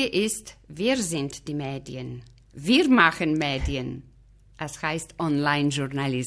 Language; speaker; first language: German; non-native, fluent; Polish